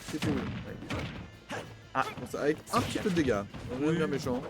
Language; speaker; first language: French; native; French